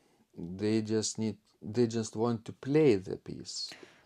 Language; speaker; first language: English; non-native, fluent; Lithuanian